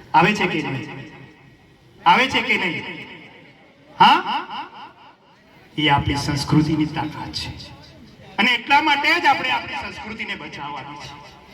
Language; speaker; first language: Gujarati; non-native, local second language; Vasavi